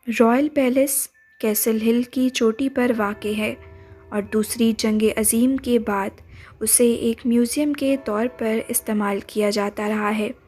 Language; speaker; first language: Urdu; native; Urdu